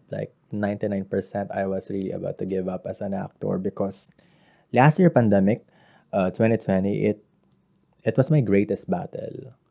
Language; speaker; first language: English; non-native, local second language; Filipino